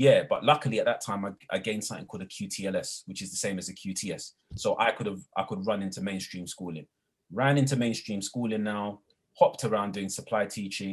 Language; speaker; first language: English; native; English